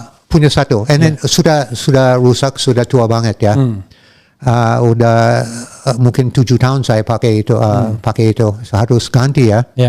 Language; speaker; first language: Indonesian; non-native, learner; English